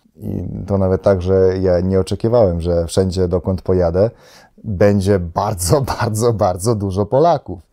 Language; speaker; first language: Polish; non-native, fluent; Slovenian